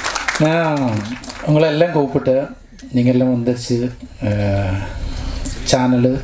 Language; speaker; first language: Tamil; non-native, local second language; Malayalam